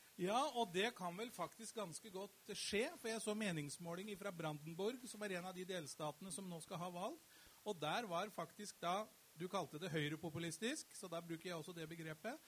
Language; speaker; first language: Norwegian; native; Norwegian